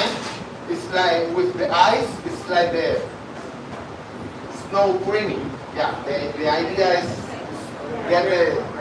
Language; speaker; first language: English; non-native, learner; Spanish